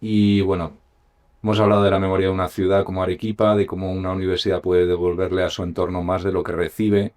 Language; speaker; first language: Spanish; native; Spanish